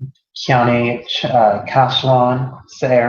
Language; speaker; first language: Irish; non-native, learner; English